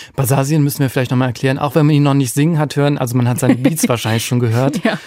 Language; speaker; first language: German; native; German